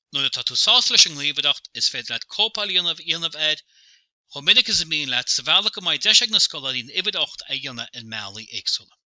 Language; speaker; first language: Irish; native; Irish